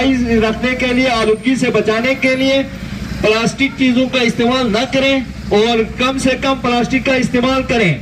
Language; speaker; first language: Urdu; non-native, local second language; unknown